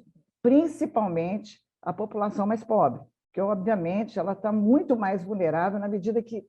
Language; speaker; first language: Portuguese; native; Portuguese